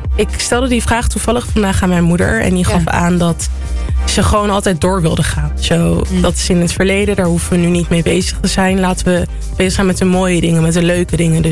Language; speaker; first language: Dutch; native; Dutch